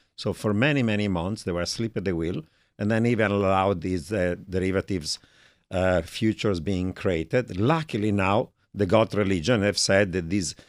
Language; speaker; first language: English; non-native, fluent; Italian